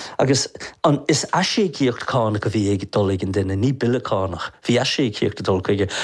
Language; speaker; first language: Irish; non-native, local second language; English